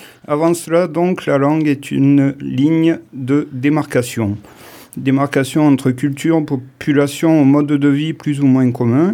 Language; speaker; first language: French; native; French